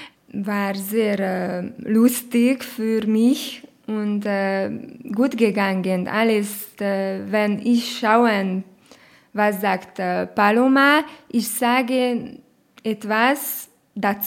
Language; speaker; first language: German; non-native, learner; Romanian